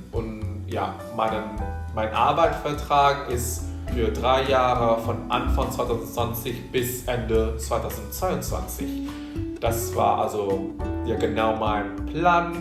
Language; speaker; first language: German; non-native, fluent; Indonesian